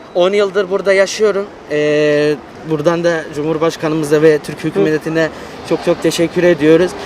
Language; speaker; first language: Turkish; non-native, fluent; Arabic